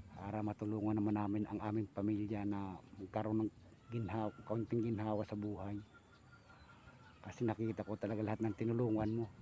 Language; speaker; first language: Filipino; native; Filipino